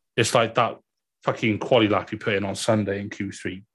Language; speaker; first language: English; native; English